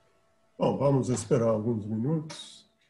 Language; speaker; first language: Portuguese; non-native, fluent; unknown